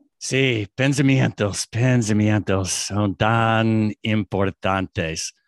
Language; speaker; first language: Spanish; non-native, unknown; English